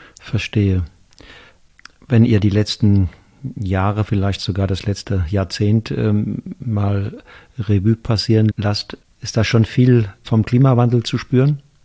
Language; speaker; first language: German; native; German